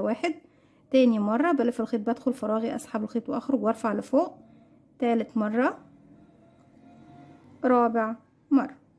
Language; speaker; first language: Arabic; native; Arabic